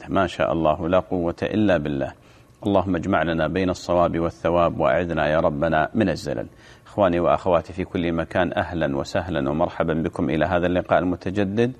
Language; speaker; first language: Arabic; native; Arabic